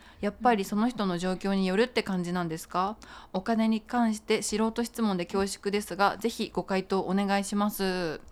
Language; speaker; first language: Japanese; native; Japanese